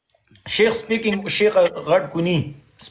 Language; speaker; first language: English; non-native, learner; Pashto